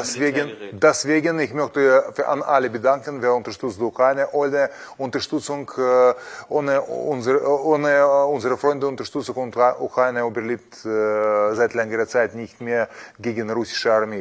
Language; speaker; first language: German; non-native, fluent; Russian